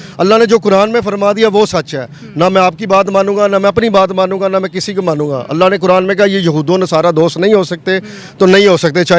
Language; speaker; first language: Urdu; non-native, local second language; Punjabi